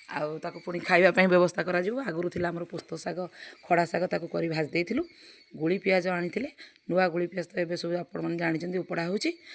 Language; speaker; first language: Odia; native; Odia